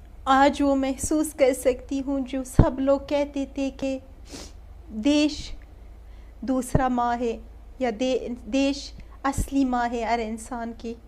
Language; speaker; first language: Hindi; non-native, learner; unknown